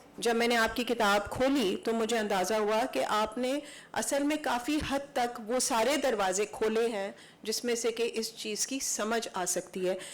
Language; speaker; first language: Urdu; native; Urdu